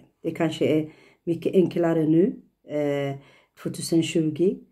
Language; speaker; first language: Swedish; non-native, fluent; Tigrinya